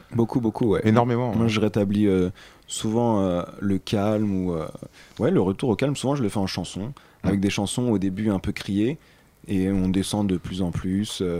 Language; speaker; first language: French; native; French